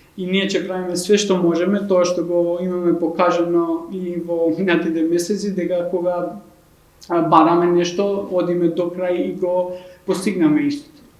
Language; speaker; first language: Macedonian; non-native, local second language; Albanian